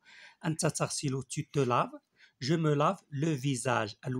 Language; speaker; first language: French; non-native, local second language; Arabic